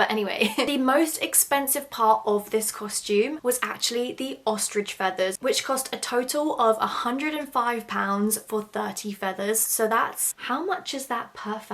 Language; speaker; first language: English; native; English